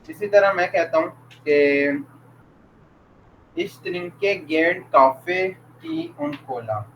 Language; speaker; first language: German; non-native, fluent; Urdu